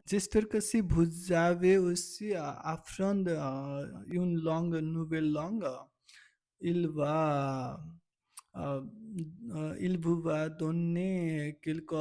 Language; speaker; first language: French; non-native, learner; Nepali